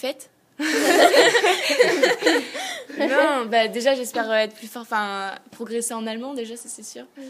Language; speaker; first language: French; native; French